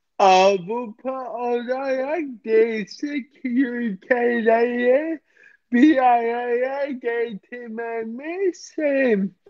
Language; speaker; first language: Turkish; early bilingual, heritage; Turkish